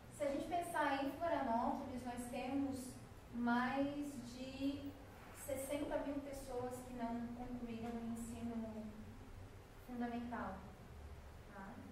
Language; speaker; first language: Portuguese; native; Portuguese